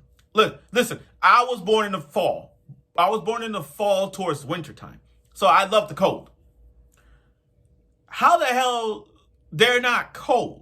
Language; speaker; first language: English; native; English